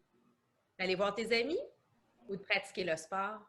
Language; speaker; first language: French; native; French